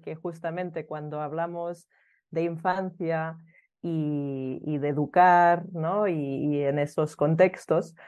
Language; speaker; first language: Spanish; early bilingual, other home language; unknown